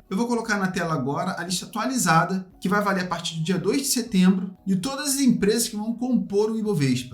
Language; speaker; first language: Portuguese; native; Portuguese